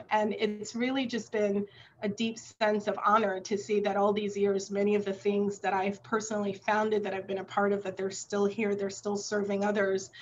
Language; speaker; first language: English; native; English